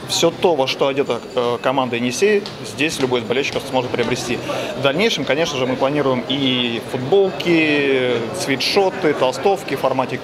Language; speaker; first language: Russian; native; Russian